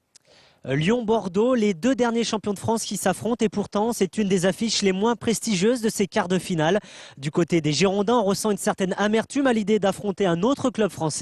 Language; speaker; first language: French; native; French